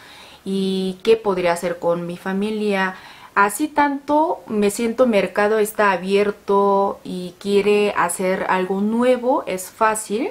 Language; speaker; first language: Spanish; non-native, learner; Korean